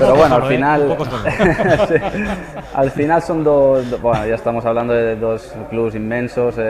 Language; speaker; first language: Spanish; native; Spanish